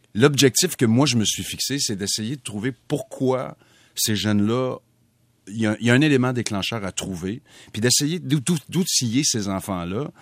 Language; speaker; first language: French; native; French